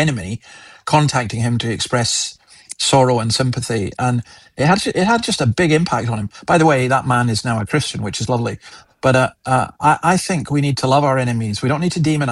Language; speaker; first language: English; native; English